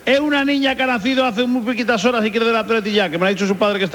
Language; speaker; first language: Spanish; native; Spanish